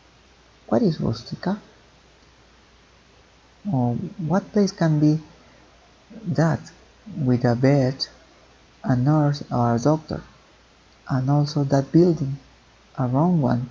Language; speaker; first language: English; non-native, fluent; Spanish